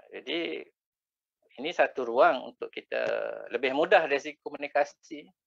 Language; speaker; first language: Malay; native; Malay